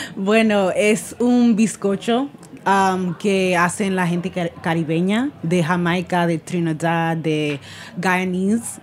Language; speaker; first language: Spanish; early bilingual, heritage; Spanish